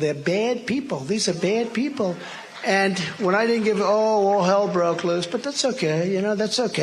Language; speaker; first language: English; native; English